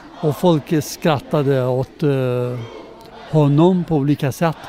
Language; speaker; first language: Swedish; non-native, fluent; Persian